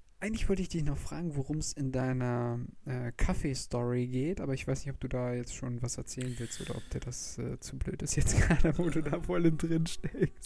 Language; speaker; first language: German; native; German